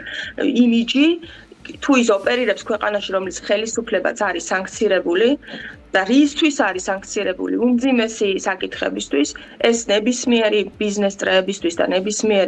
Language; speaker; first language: Georgian; native; Georgian